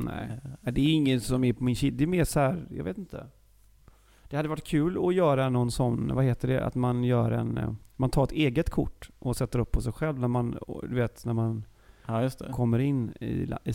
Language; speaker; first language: Swedish; native; Swedish